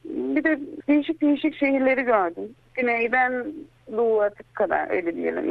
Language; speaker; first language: Turkish; early bilingual, heritage; Turkish